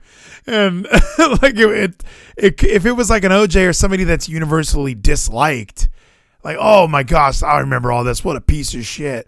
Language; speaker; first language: English; native; English